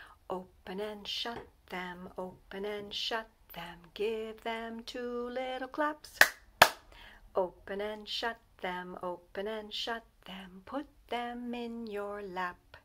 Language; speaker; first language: English; native; English